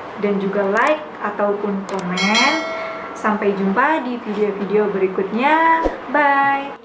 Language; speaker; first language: Indonesian; native; Indonesian